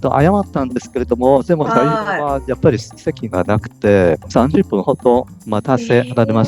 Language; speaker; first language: Japanese; non-native, fluent; Cantonese